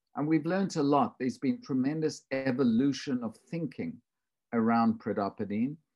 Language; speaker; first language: English; native; English